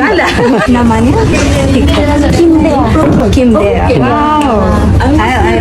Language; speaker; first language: Indonesian; non-native, learner; Korean